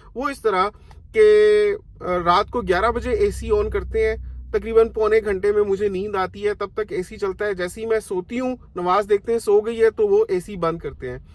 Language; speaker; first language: Urdu; non-native, local second language; Punjabi